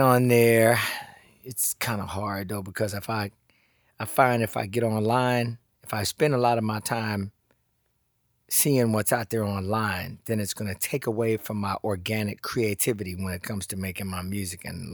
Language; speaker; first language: English; native; English